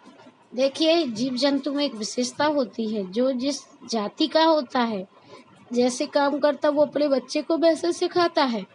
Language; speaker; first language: Hindi; native; Hindi